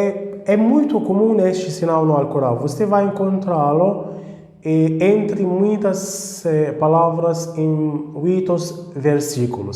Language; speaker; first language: Portuguese; non-native, fluent; Arabic